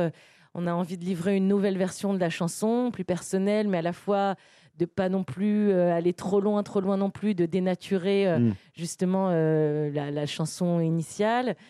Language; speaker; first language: French; native; French